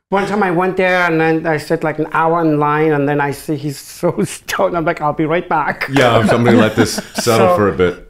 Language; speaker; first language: English; non-native, fluent; German